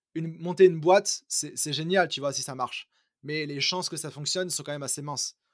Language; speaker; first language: French; native; French